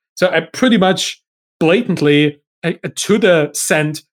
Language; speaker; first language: English; non-native, fluent; German